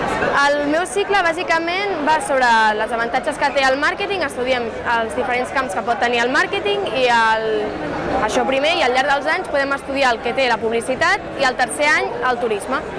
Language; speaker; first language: Catalan; native; Catalan